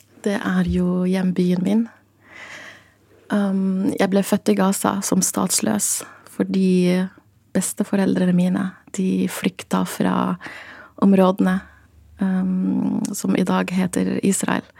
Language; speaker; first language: Norwegian; non-native, fluent; Arabic